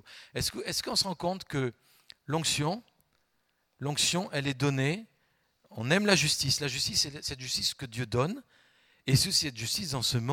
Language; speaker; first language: French; native; French